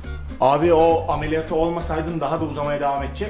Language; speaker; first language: Turkish; native; Turkish